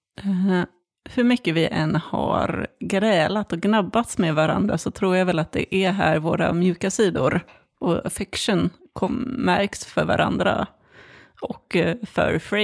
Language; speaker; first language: Swedish; native; Swedish